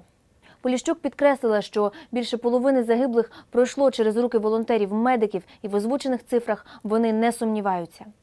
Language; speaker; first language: Ukrainian; native; Ukrainian